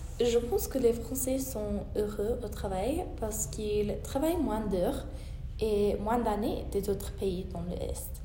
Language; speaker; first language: French; non-native, learner; English